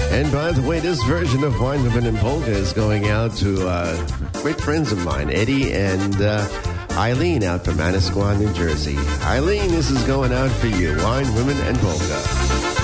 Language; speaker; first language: English; early bilingual, other home language; Polish